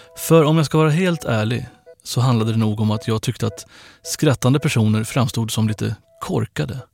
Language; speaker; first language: Swedish; native; Swedish